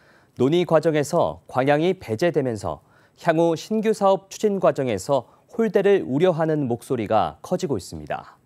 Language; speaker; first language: Korean; native; Korean